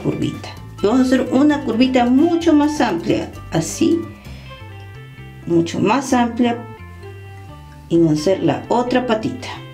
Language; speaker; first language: Spanish; native; Spanish